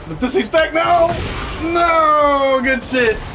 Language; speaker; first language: English; native; English